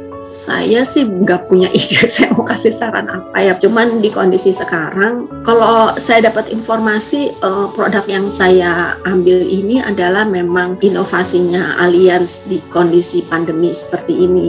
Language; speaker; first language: Indonesian; native; Indonesian